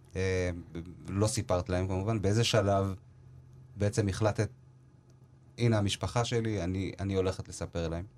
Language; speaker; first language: Hebrew; early bilingual, other home language; Amharic